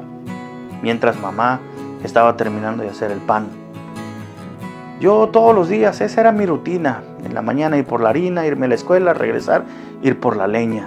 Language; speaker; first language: Spanish; native; Spanish